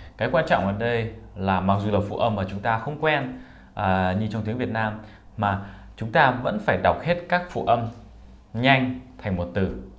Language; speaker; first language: Vietnamese; native; Vietnamese